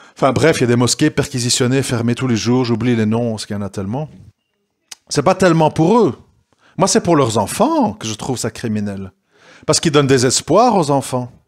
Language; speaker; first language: French; native; French